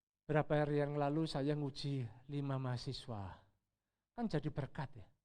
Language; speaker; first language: Indonesian; native; Indonesian